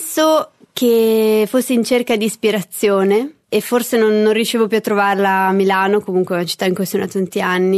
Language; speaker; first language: Italian; native; Italian